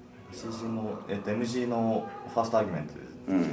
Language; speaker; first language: Japanese; native; Japanese